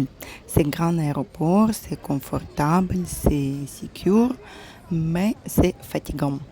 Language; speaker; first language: French; non-native, fluent; Russian